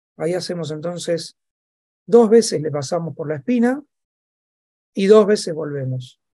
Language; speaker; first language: Spanish; native; Spanish